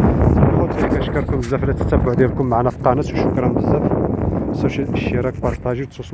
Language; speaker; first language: Arabic; native; Arabic